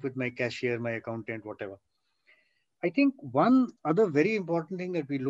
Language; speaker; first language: English; non-native, local second language; Hindi